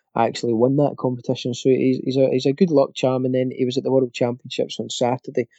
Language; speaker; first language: English; native; English